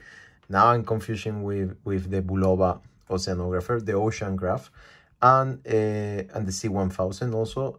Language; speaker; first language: English; non-native, fluent; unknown